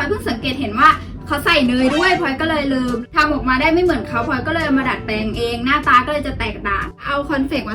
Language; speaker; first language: Thai; native; Thai